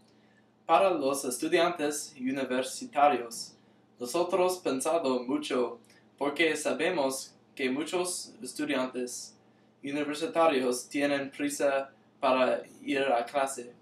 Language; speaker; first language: Spanish; non-native, learner; English